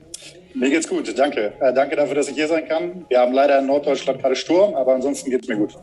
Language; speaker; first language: German; native; German